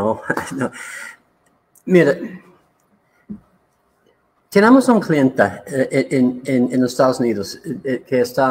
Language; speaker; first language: Spanish; non-native, learner; English